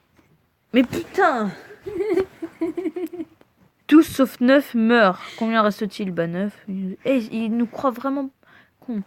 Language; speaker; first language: French; native; French